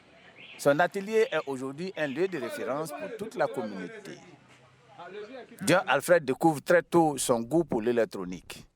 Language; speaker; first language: French; native; French